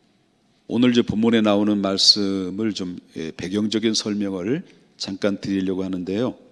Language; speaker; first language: Korean; native; Korean